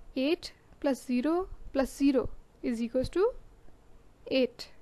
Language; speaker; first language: English; non-native, local second language; Urdu